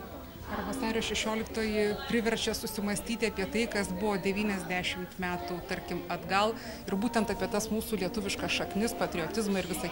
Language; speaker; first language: Lithuanian; native; Lithuanian